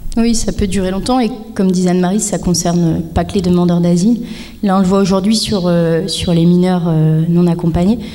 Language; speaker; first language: French; native; French